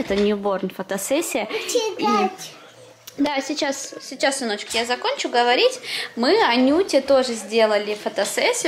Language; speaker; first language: Russian; native; Russian